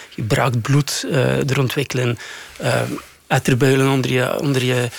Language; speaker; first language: Dutch; native; Dutch